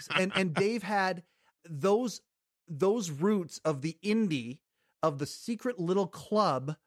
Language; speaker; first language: English; native; English